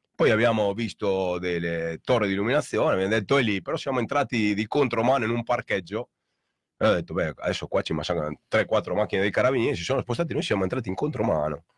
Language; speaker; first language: Italian; native; Italian